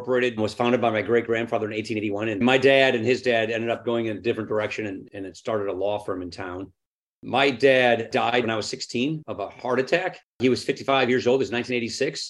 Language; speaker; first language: English; native; English